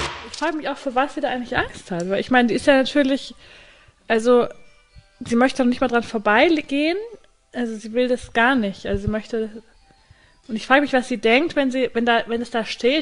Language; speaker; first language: German; native; German